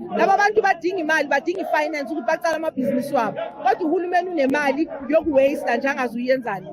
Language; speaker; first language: Zulu; native; Zulu